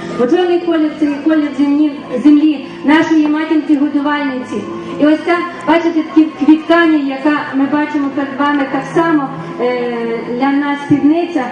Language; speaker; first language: Ukrainian; native; Ukrainian